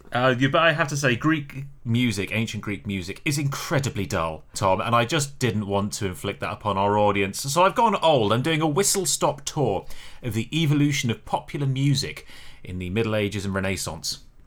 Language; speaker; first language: English; native; English